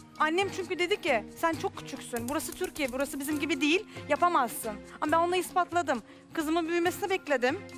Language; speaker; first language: Turkish; non-native, fluent; Russian